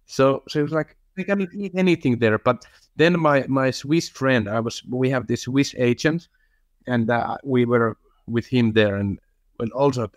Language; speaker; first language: English; non-native, fluent; Finnish